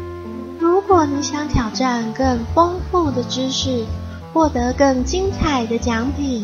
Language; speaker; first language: Chinese; native; Chinese